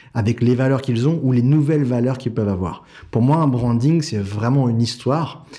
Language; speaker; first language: French; native; French